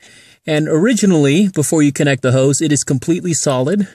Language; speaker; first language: English; native; English